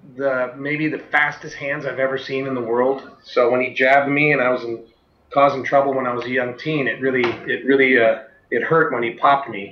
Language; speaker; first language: English; native; English